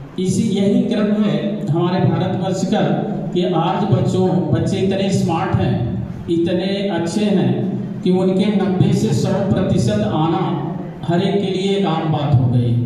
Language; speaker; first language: Hindi; native; Hindi